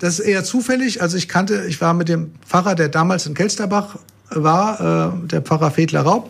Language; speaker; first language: German; native; German